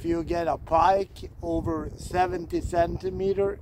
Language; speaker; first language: English; non-native, fluent; Swedish